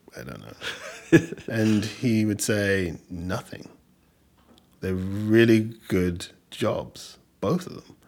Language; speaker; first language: English; native; English